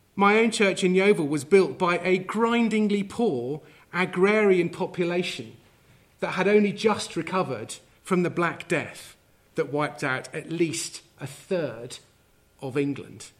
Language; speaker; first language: English; native; English